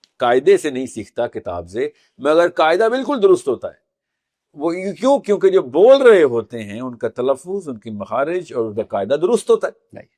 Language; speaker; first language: Urdu; native; Urdu